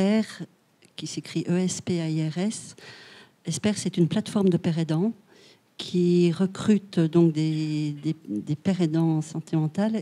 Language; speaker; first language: French; native; French